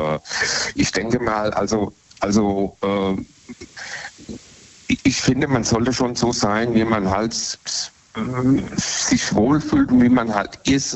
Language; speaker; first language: German; native; German